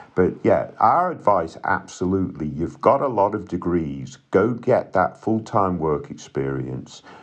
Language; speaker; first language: English; native; English